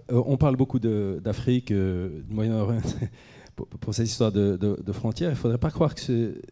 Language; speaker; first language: French; non-native, local second language; Arabic